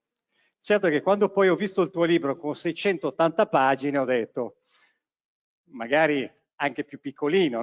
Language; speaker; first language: Italian; native; Italian